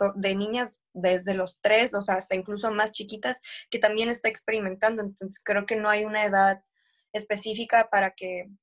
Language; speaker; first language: Spanish; early bilingual, heritage; Spanish